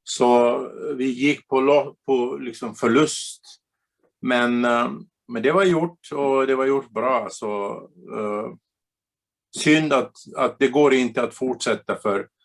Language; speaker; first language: Swedish; non-native, fluent; Bulgarian